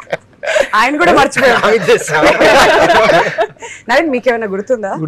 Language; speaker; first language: Telugu; native; Telugu